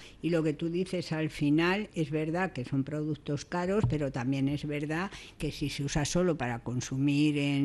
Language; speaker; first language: Spanish; native; Spanish